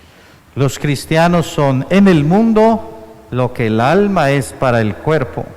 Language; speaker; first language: Spanish; native; Spanish